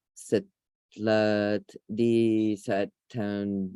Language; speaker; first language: Indonesian; non-native, fluent; English